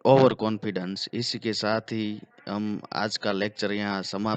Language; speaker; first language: Hindi; non-native, local second language; Gujarati